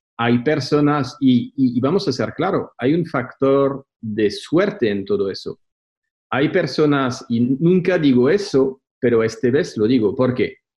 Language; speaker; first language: Spanish; non-native, fluent; French